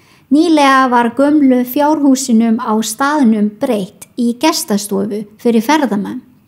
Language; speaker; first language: Icelandic; non-native, fluent; Chinese